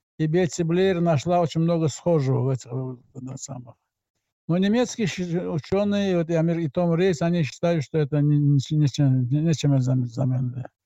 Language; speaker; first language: Russian; non-native, local second language; Azerbaijani